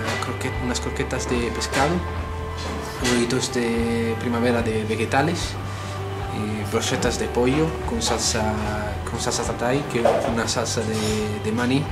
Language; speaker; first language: Spanish; non-native, fluent; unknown